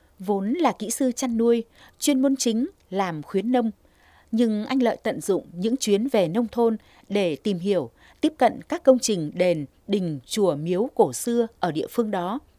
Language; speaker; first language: Vietnamese; native; Vietnamese